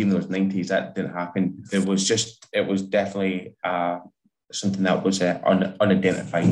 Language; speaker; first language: English; native; English